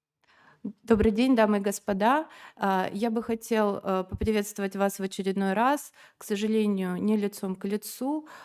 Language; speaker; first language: Russian; native; Russian